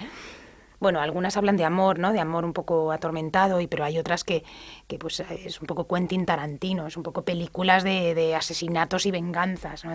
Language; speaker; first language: Spanish; native; Spanish